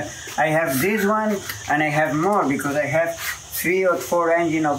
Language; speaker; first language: English; non-native, learner; Spanish